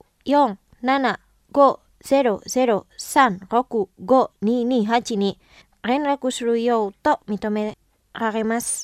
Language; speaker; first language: Japanese; non-native, fluent; Indonesian